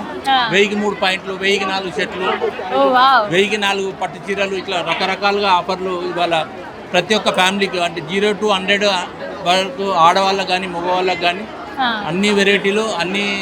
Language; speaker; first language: Telugu; native; Telugu